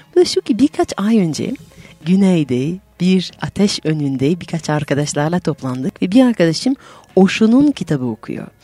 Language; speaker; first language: Turkish; non-native, fluent; French